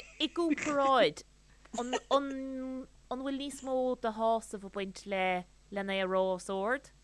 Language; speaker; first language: Irish; native; Irish